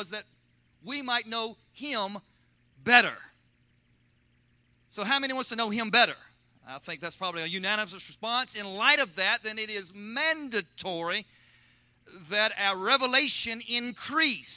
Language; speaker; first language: English; native; English